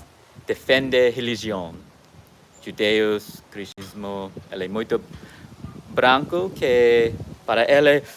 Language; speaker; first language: Portuguese; non-native, learner; English